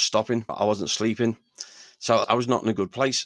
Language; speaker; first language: English; native; English